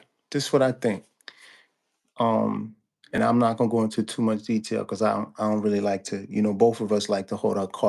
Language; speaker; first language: English; native; English